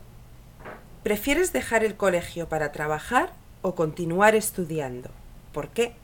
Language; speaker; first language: Spanish; non-native, learner; English